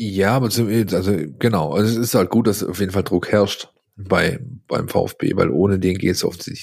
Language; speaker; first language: German; native; German